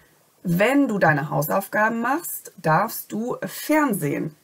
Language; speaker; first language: German; non-native, fluent; French